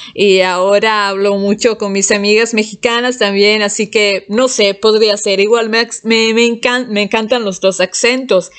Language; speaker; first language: Spanish; non-native, fluent; Italian